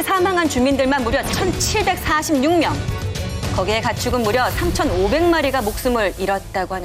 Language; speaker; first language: Korean; native; Korean